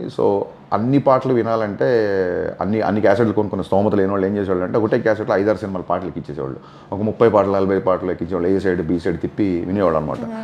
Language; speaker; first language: Telugu; native; Telugu